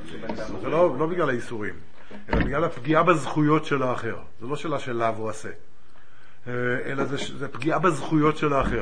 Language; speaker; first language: Hebrew; native; Hebrew